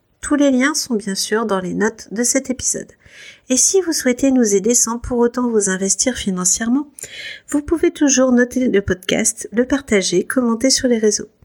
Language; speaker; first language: French; native; French